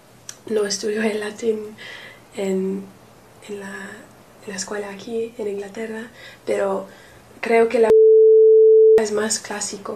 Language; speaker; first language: Spanish; non-native, learner; English